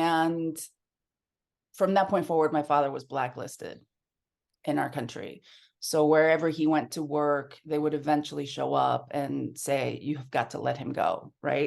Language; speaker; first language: English; early bilingual, other home language; Spanish